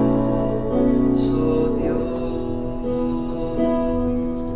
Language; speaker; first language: Spanish; native; Spanish